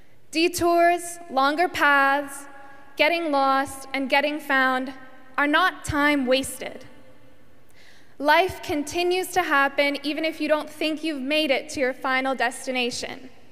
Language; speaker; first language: English; native; English